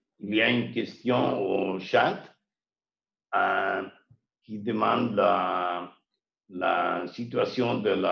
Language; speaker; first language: French; non-native, learner; Spanish